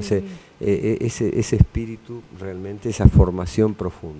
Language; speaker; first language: Spanish; native; Spanish